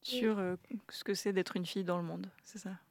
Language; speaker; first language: French; native; French